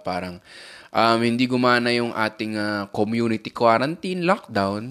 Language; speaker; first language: English; non-native, local second language; Filipino